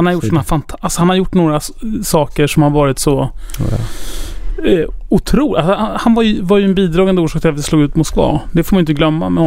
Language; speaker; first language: Swedish; native; Swedish